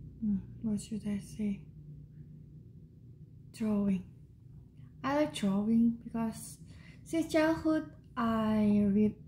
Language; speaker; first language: English; non-native, learner; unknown